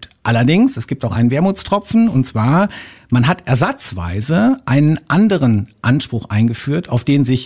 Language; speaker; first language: German; native; German